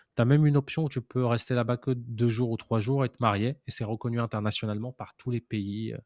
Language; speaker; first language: French; non-native, local second language; Arabic